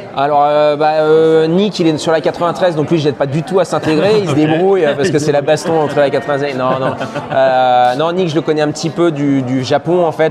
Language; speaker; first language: French; native; French